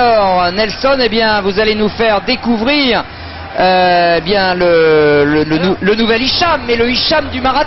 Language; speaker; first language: French; native; French